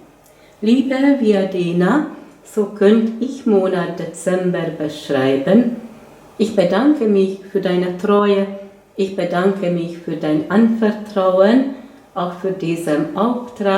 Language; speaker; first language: German; non-native, fluent; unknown